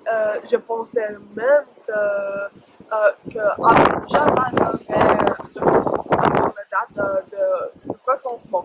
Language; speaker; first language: French; non-native, learner; English